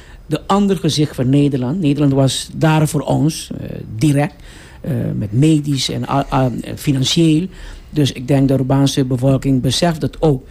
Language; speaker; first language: Dutch; non-native, local second language; Papiamento